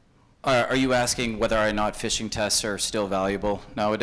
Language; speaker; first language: English; native; English